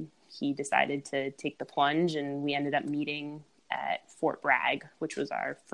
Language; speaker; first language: English; native; English